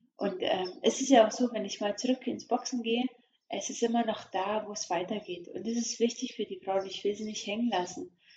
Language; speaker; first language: German; early bilingual, other home language; Croatian